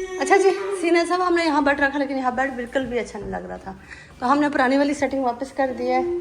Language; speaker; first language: Urdu; non-native, local second language; Punjabi